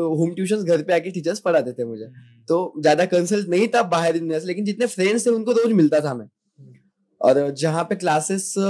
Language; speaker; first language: Hindi; non-native, local second language; Marathi